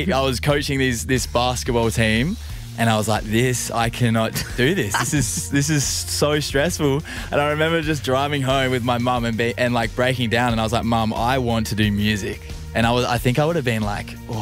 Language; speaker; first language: English; native; English